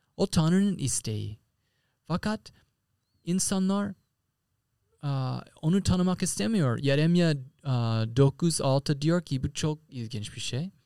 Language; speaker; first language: Turkish; non-native, fluent; English